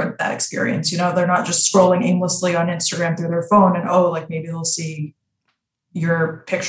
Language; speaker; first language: English; native; English